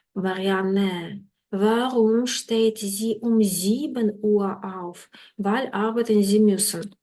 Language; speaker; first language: German; non-native, fluent; Ukrainian